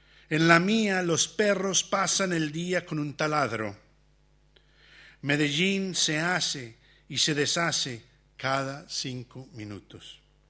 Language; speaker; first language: Spanish; early bilingual, heritage; Spanish